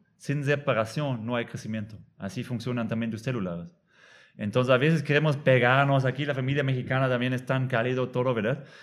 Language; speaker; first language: Spanish; non-native, fluent; German